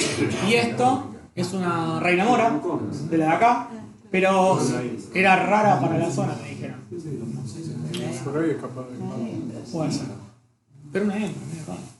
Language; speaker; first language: Spanish; native; Spanish